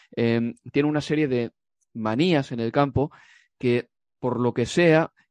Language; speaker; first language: Spanish; native; Spanish